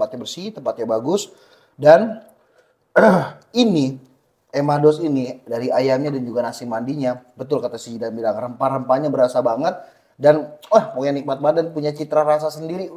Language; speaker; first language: Indonesian; native; Indonesian